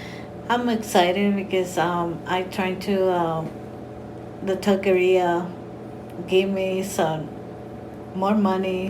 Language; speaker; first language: English; non-native, learner; Spanish